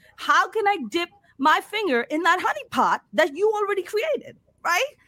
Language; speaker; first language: English; non-native, local second language; Urdu